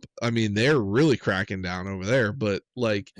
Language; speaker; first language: English; native; English